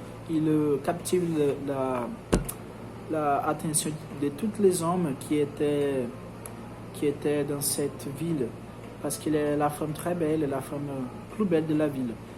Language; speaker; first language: French; non-native, learner; Portuguese